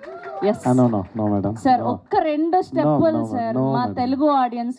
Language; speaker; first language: Telugu; native; Telugu